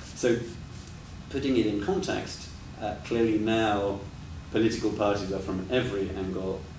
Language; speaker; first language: English; native; English